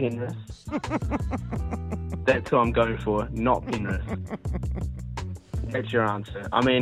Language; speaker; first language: English; native; English